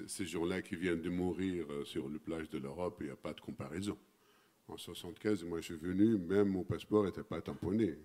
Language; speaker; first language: French; non-native, fluent; Arabic